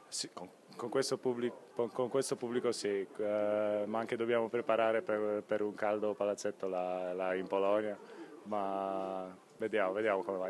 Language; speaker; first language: Italian; non-native, fluent; Polish